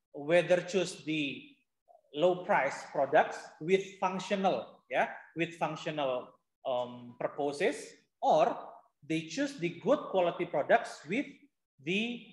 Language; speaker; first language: English; non-native, fluent; Indonesian